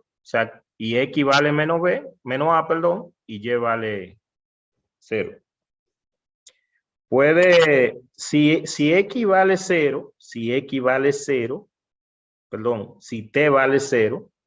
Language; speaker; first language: Spanish; native; Spanish